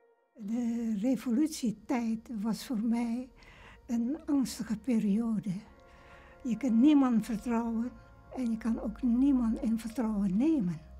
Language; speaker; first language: Dutch; early bilingual, other home language; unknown